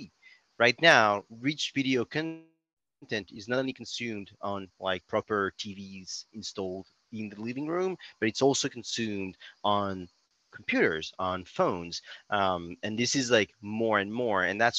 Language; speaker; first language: English; non-native, fluent; French